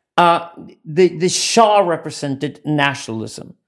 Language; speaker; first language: English; non-native, fluent; Swedish